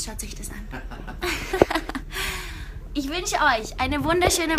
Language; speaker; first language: German; native; German